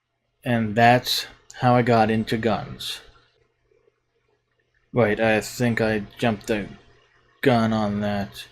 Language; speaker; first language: English; native; English